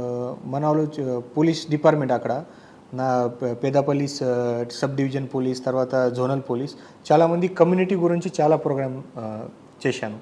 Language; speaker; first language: Telugu; non-native, learner; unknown